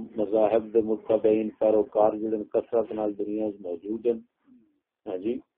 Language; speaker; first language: Urdu; non-native, local second language; Punjabi